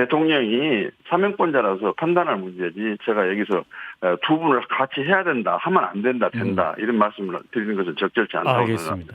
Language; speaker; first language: Korean; native; Korean